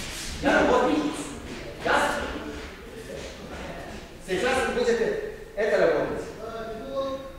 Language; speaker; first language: Russian; non-native, learner; Serbian